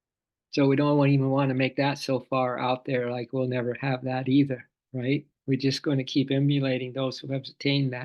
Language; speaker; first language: English; native; English